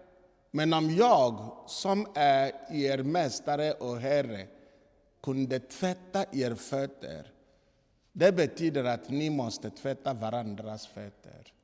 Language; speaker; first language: Swedish; non-native, fluent; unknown